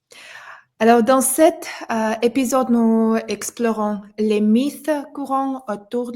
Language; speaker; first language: French; non-native, fluent; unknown